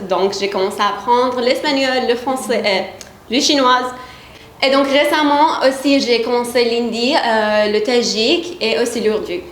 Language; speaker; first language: French; non-native, fluent; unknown